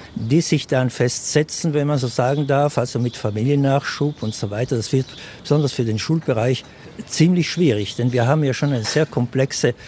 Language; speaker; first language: German; non-native, local second language; Ladin